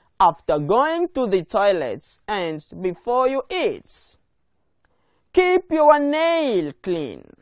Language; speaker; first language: English; non-native, local second language; Swahili